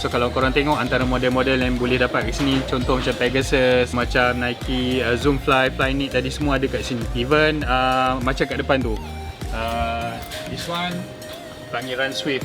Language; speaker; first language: Malay; native; Malay